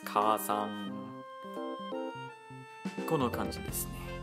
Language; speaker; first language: Japanese; non-native, fluent; English